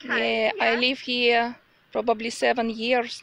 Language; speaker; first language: English; non-native, learner; Russian